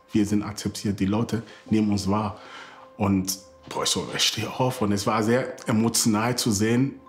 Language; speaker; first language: German; early bilingual, other home language; Akan